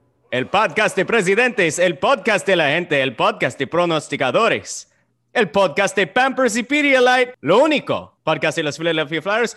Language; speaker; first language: Spanish; non-native, learner; English